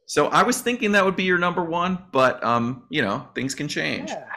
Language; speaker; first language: English; native; English